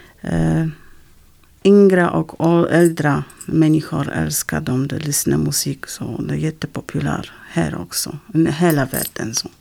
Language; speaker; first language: Swedish; non-native, learner; Arabic